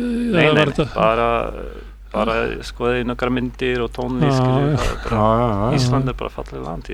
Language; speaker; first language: Icelandic; non-native, learner; Polish